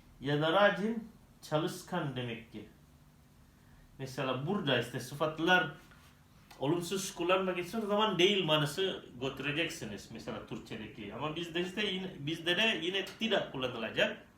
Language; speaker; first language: Turkish; non-native, learner; Indonesian